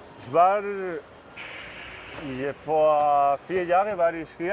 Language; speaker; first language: German; non-native, fluent; Spanish